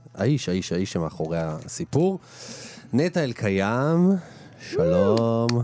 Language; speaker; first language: Hebrew; native; Hebrew